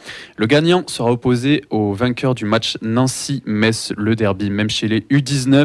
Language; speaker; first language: French; native; French